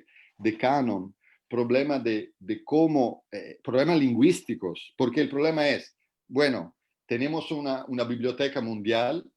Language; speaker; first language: Spanish; non-native, fluent; Italian